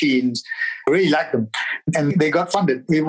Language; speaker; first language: English; non-native, local second language; Tamil